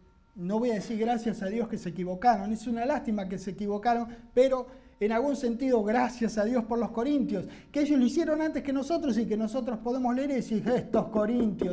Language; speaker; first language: Spanish; native; Spanish